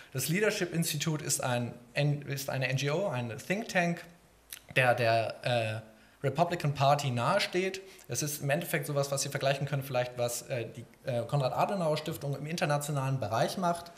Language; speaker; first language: German; native; German